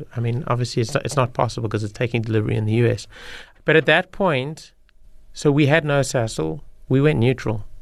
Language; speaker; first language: English; native; English